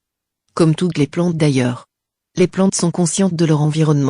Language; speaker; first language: French; native; French